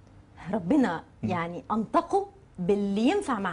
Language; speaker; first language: Arabic; native; Arabic